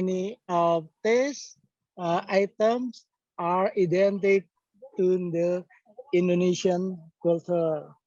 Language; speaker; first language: English; non-native, fluent; Indonesian